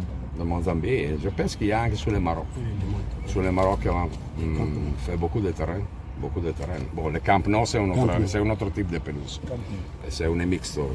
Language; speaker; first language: French; non-native, learner; Italian